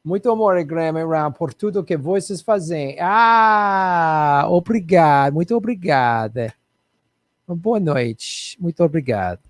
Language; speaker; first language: Portuguese; non-native, learner; English